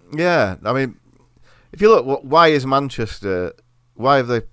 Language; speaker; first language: English; native; English